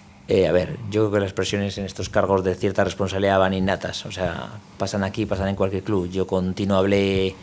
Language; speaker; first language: Spanish; native; Spanish